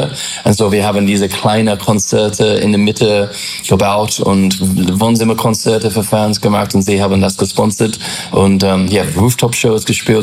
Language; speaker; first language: German; non-native, learner; English